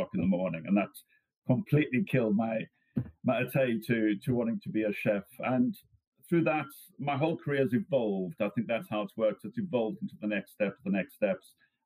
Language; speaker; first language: English; native; English